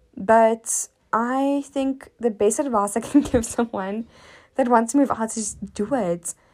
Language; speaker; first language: English; native; English